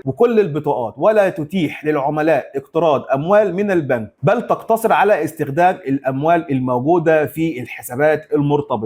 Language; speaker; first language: Arabic; native; Arabic